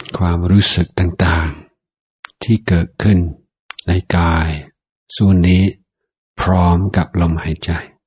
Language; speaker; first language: Thai; non-native, fluent; English